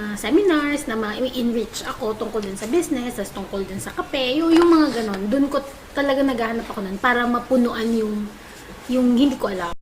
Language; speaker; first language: Filipino; non-native, local second language; Bikol